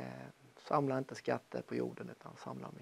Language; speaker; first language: Swedish; native; Swedish